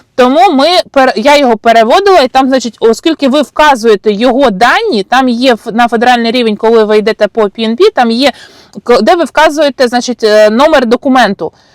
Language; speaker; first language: Ukrainian; non-native, local second language; Russian